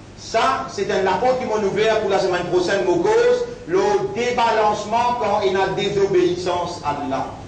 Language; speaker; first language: French; non-native, local second language; Morisyen